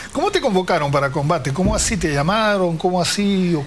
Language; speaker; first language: Spanish; native; Spanish